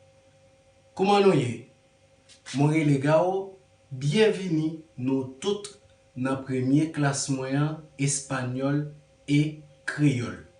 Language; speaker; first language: French; non-native, learner; Haitian Creole